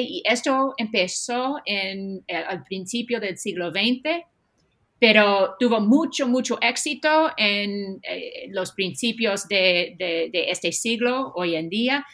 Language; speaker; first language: Spanish; non-native, fluent; English